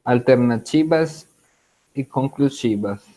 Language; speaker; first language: Portuguese; non-native, learner; Spanish